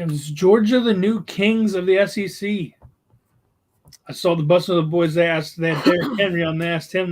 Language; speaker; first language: English; native; English